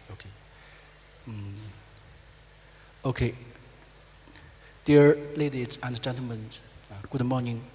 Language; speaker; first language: English; non-native, fluent; Chinese